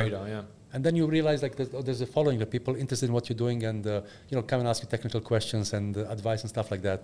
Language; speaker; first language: English; non-native, fluent; Bosnian